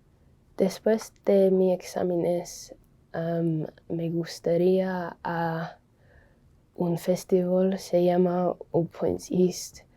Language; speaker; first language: Spanish; non-native, learner; English